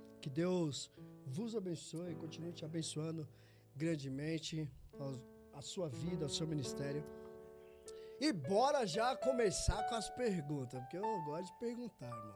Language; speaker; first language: Portuguese; native; Portuguese